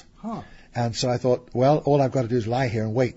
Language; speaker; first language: English; native; English